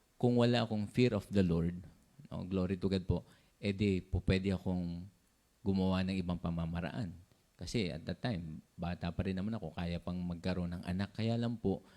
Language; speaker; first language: Filipino; native; Filipino